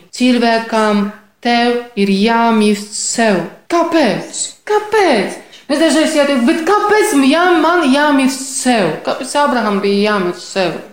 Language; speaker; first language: Latvian; non-native, fluent; Polish